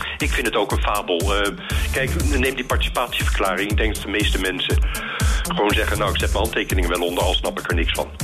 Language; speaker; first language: Dutch; native; Dutch